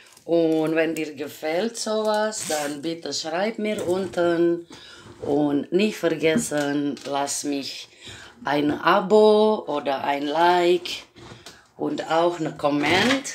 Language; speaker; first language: German; non-native, learner; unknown